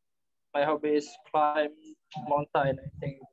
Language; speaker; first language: English; non-native, learner; Indonesian